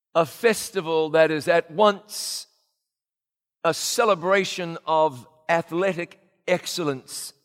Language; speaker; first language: English; native; English